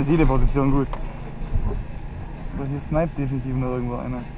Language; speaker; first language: German; native; German